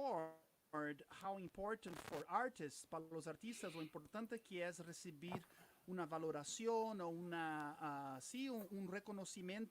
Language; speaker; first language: Spanish; non-native, fluent; Portuguese